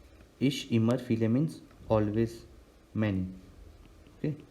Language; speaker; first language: German; non-native, learner; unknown